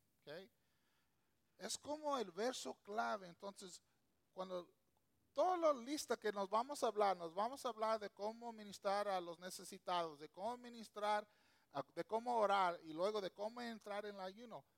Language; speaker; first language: Spanish; non-native, local second language; English